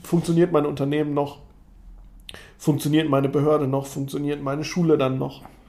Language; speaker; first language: German; native; German